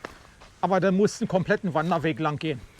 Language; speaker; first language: German; native; German